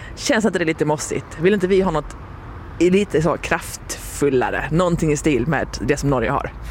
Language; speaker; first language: Swedish; native; Swedish